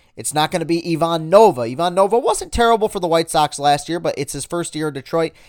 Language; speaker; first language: English; native; English